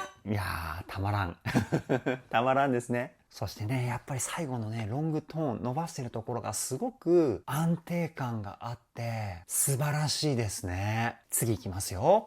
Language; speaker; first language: Japanese; native; Japanese